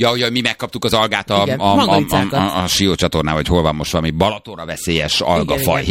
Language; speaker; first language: Hungarian; native; Hungarian